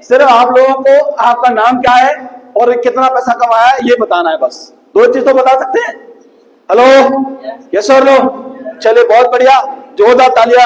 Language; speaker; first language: Hindi; native; Hindi